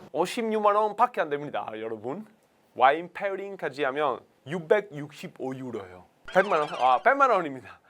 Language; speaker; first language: Korean; non-native, fluent; Italian